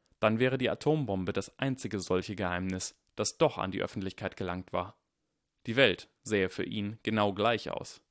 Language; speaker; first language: German; native; German